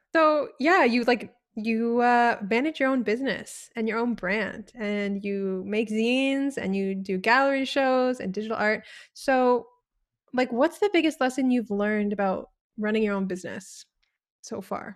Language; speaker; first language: English; early bilingual, other home language; Spanish